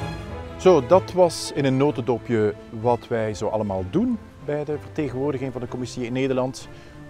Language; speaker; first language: Dutch; non-native, fluent; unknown